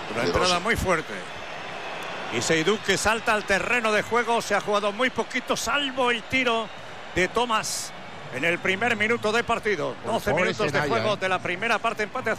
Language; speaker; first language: Spanish; native; Spanish